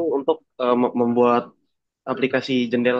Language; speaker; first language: Indonesian; native; Indonesian